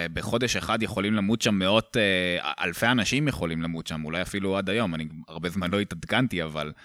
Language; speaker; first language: Hebrew; native; Hebrew